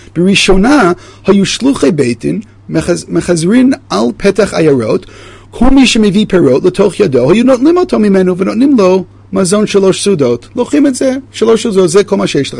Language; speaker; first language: Hebrew; non-native, fluent; English